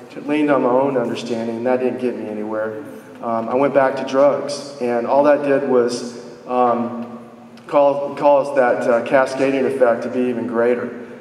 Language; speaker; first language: English; native; English